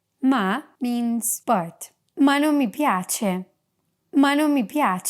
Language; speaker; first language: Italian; non-native, fluent; English